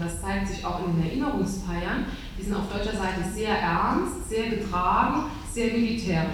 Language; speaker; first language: German; native; German